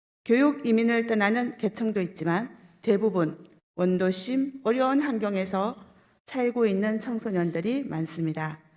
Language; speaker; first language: Korean; native; Korean